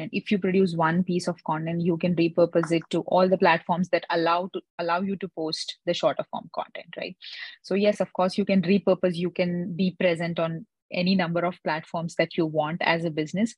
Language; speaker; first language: English; non-native, local second language; Hindi